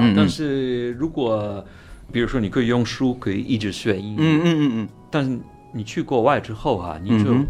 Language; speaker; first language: Chinese; non-native, fluent; English